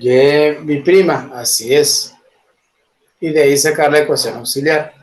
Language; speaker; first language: Spanish; native; Spanish